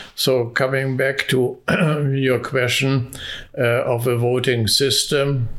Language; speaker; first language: English; non-native, fluent; Hungarian